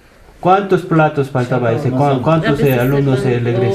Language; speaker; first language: Spanish; non-native, learner; Korean